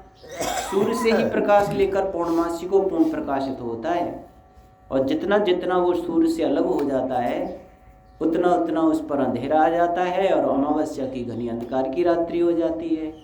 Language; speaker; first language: Hindi; native; Hindi